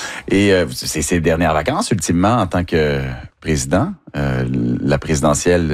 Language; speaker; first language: French; native; French